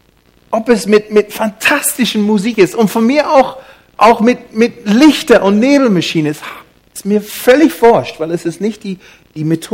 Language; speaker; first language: German; non-native, fluent; English